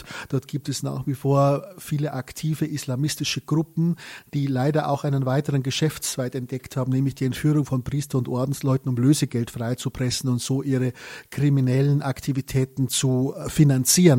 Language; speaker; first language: German; native; German